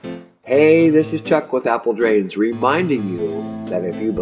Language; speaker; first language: English; native; English